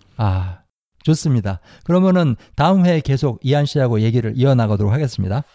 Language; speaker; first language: Korean; native; Korean